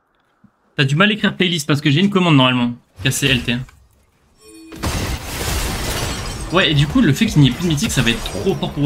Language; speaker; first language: French; native; French